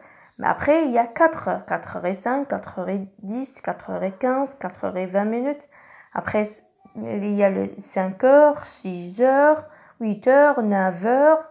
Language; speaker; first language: French; non-native, local second language; Arabic